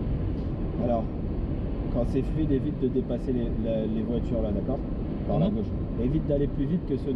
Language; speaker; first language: French; native; French